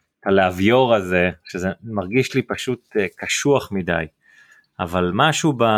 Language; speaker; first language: Hebrew; early bilingual, heritage; Hebrew